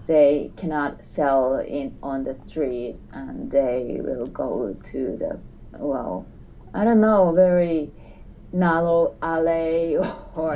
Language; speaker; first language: English; non-native, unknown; Japanese